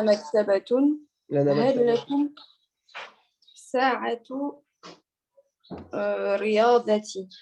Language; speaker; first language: Arabic; non-native, learner; French